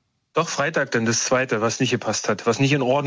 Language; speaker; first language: German; native; German